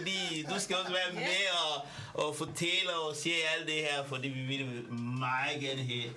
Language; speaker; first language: Danish; early bilingual, other home language; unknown